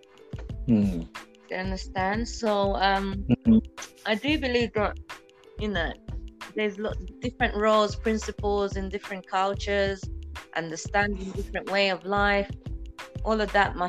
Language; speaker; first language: English; non-native, local second language; Ganda